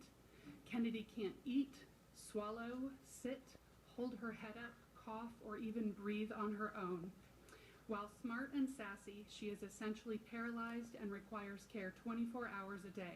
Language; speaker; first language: English; native; English